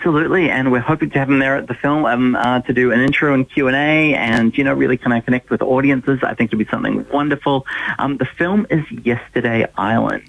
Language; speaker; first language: English; native; English